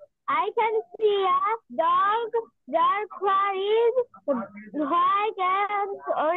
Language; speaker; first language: English; non-native, learner; Bangla